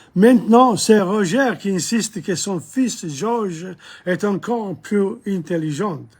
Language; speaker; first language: French; non-native, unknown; English